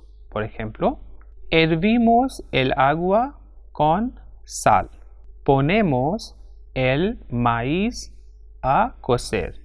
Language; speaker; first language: Spanish; non-native, fluent; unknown